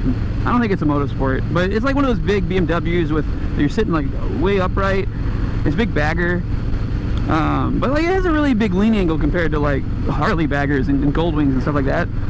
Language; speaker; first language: English; native; English